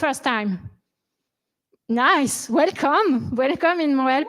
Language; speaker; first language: English; non-native, learner; French